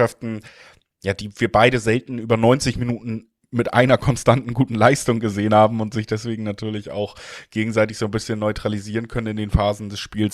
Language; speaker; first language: German; native; German